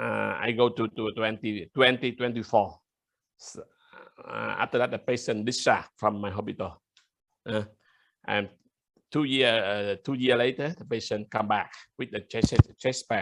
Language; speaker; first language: English; non-native, learner; Vietnamese